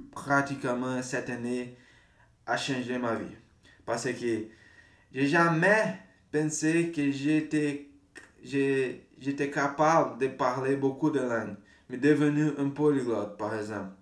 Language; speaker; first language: French; non-native, learner; Portuguese